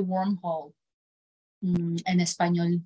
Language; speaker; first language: Spanish; non-native, fluent; Croatian